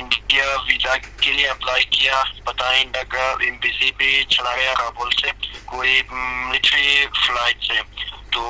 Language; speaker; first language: Hindi; non-native, fluent; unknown